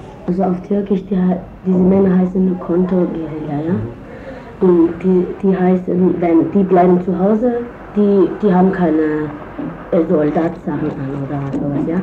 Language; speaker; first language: German; non-native, learner; Kurdish